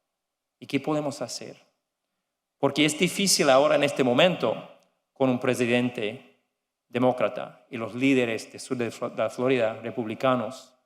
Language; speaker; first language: Spanish; non-native, learner; English